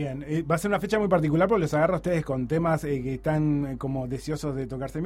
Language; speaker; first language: Spanish; native; Spanish